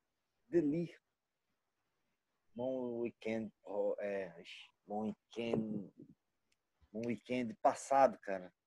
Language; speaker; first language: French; non-native, learner; Portuguese